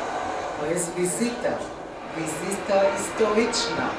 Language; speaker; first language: Polish; non-native, fluent; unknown